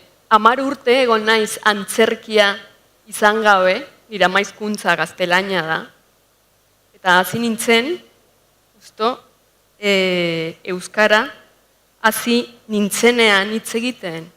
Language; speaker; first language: Basque; non-native, fluent; Spanish